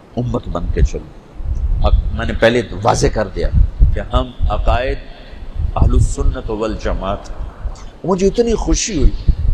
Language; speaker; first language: Urdu; non-native, local second language; Punjabi